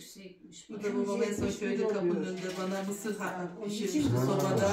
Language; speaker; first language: Turkish; native; Turkish